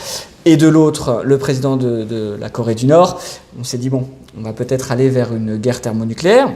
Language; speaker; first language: French; native; French